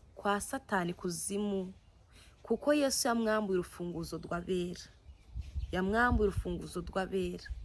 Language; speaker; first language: Kinyarwanda; native; Kinyarwanda